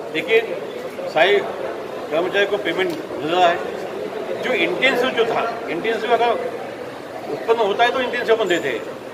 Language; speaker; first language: Hindi; non-native, local second language; Marathi